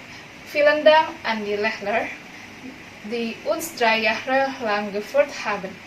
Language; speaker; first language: German; non-native, learner; Indonesian